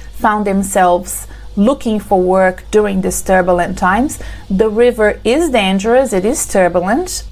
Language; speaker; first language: English; non-native, fluent; Portuguese